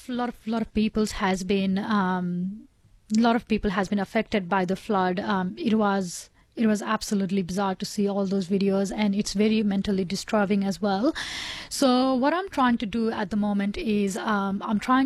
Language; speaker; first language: English; non-native, local second language; Nepali